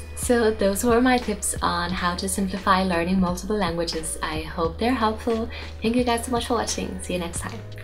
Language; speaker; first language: English; non-native, fluent; German